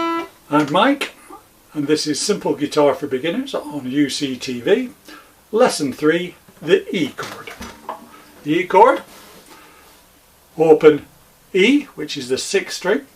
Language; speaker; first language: English; native; English